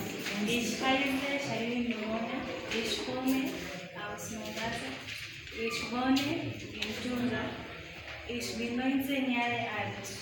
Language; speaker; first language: German; non-native, learner; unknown